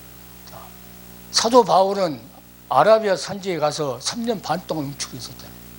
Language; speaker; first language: Korean; native; Korean